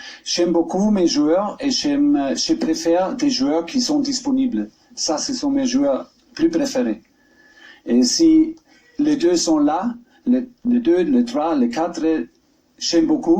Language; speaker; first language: French; non-native, learner; German